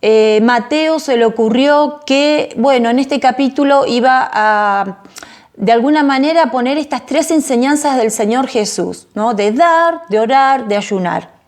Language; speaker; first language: Spanish; native; Spanish